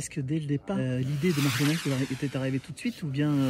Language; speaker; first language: French; native; French